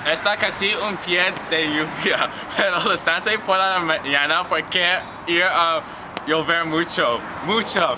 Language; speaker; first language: Spanish; non-native, learner; English